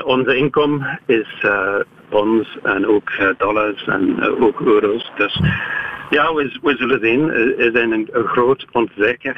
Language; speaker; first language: Dutch; non-native, fluent; English